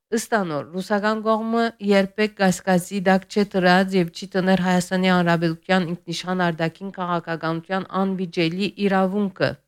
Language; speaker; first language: Armenian; early bilingual, heritage; Armenian